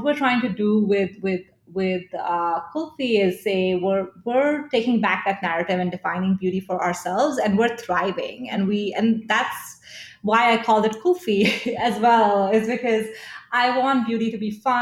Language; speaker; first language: English; non-native, local second language; Hindi